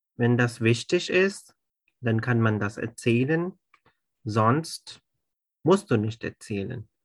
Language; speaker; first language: German; non-native, fluent; Urdu